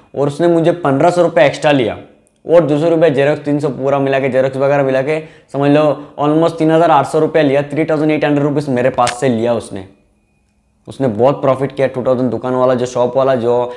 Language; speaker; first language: Hindi; non-native, local second language; Bangla